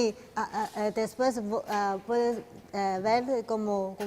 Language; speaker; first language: Spanish; non-native, learner; Chinese